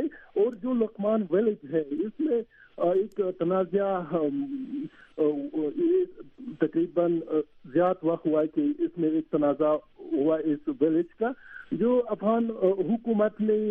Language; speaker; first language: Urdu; non-native, learner; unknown